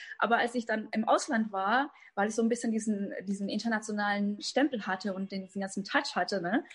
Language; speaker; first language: German; native; German